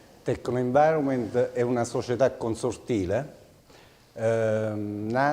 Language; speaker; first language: Italian; native; Italian